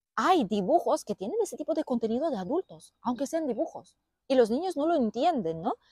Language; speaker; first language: Spanish; non-native, fluent; Lithuanian